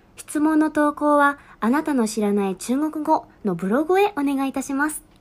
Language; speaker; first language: Japanese; native; Japanese